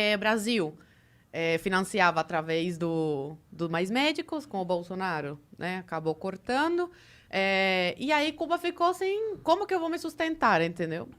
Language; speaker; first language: Portuguese; non-native, fluent; Spanish